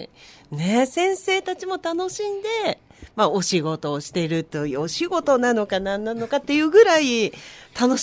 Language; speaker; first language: Japanese; native; Japanese